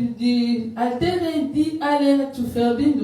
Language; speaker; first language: German; non-native, learner; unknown